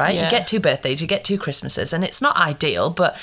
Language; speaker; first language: English; native; English